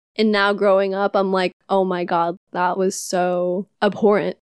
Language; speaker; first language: English; non-native, local second language; Filipino